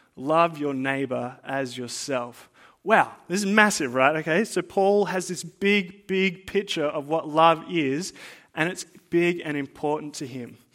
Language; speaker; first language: English; native; English